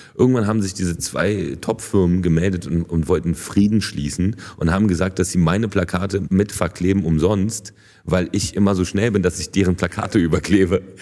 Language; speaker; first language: German; early bilingual, other home language; Polish